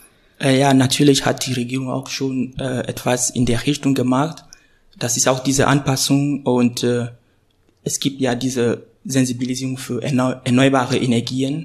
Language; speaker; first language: German; non-native, fluent; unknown